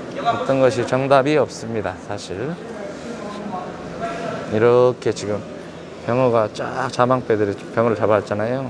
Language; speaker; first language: Korean; native; Korean